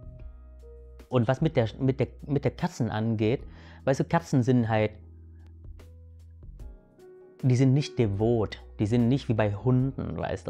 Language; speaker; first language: German; early bilingual, other home language; Vietnamese